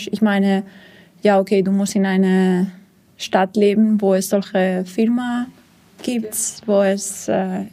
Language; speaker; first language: German; non-native, fluent; Spanish